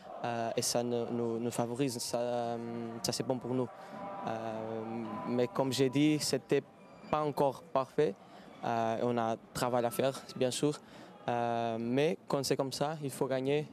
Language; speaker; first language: French; non-native, fluent; Portuguese